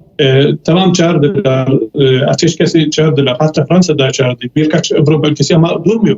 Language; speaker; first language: Turkish; non-native, fluent; Arabic